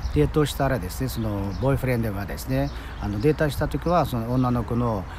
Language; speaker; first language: Japanese; non-native, fluent; Chinese